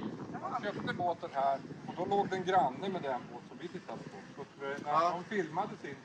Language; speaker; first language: Swedish; native; Swedish